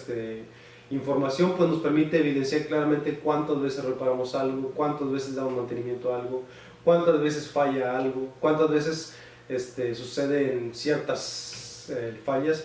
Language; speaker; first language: Spanish; native; Spanish